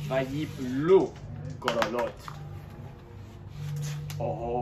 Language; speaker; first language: Hebrew; non-native, learner; English